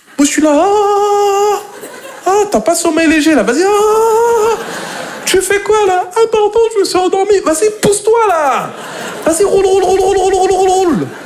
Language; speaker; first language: French; native; French